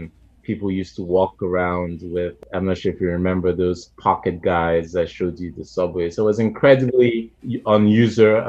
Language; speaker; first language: English; non-native, local second language; Igbo